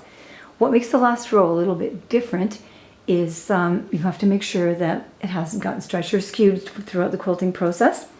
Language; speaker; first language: English; native; English